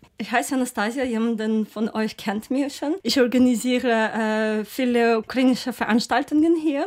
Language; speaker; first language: German; non-native, learner; Ukrainian